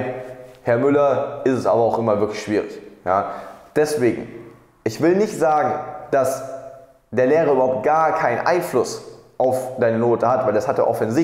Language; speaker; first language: German; native; German